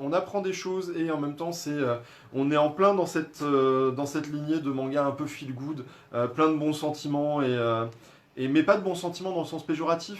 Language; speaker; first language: French; native; French